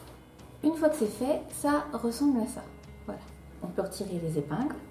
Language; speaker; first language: French; native; French